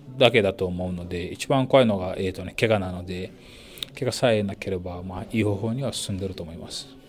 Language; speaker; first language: Japanese; non-native, fluent; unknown